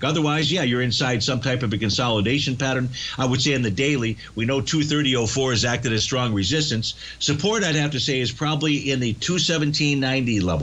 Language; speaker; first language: English; native; English